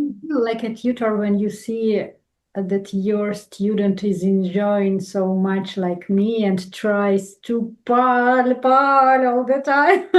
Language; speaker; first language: English; non-native, fluent; Russian